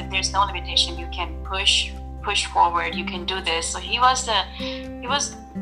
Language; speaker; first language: English; non-native, local second language; Urdu